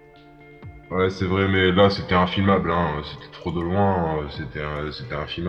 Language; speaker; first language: French; native; French